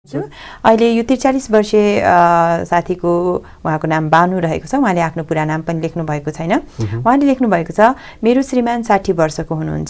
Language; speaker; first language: Nepali; native; Nepali